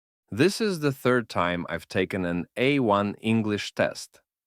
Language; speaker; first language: English; non-native, fluent; Ukrainian